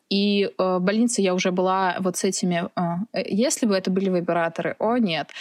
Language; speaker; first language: Russian; native; Russian